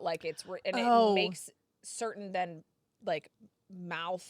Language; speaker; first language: English; native; English